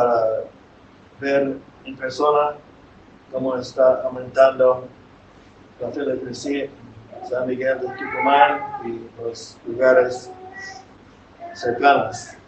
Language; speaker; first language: Spanish; non-native, fluent; English